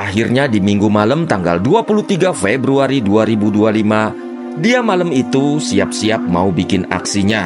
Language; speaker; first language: Indonesian; native; Indonesian